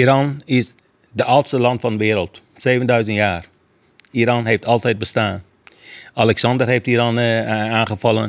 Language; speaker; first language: Dutch; non-native, fluent; Persian